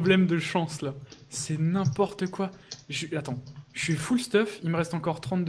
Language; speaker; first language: French; native; French